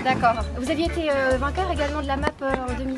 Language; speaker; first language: French; native; French